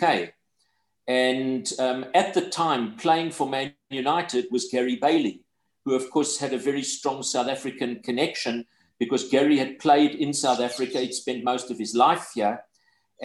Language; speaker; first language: English; native; English